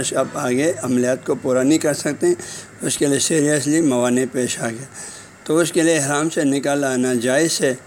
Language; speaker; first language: Urdu; non-native, local second language; Balti